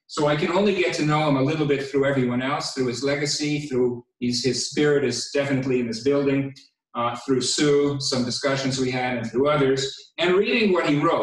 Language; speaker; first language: English; native; English